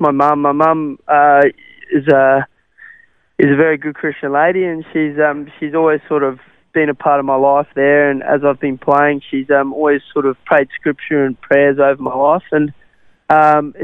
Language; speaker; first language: English; non-native, local second language; Afrikaans